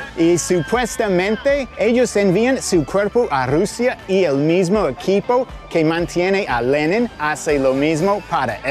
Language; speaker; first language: Spanish; non-native, fluent; English